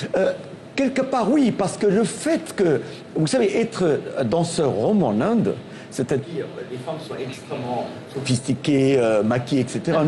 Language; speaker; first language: French; non-native, local second language; Tamil